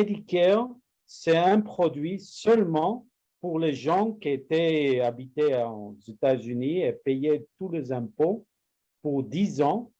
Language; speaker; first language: French; non-native, learner; Spanish